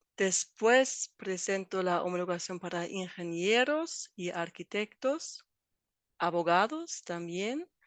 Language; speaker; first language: Spanish; non-native, fluent; German